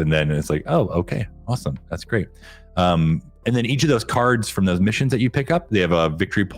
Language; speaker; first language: English; native; English